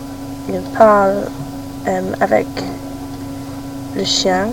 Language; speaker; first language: French; non-native, learner; English